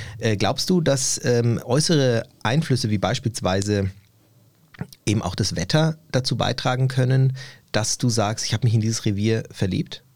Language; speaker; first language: German; early bilingual, other home language; Turkish